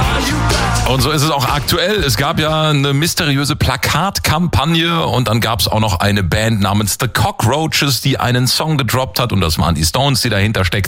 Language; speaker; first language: German; native; German